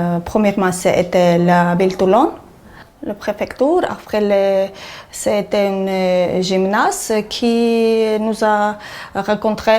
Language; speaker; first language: French; non-native, learner; Armenian